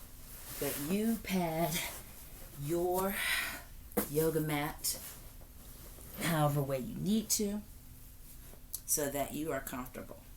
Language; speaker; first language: English; native; English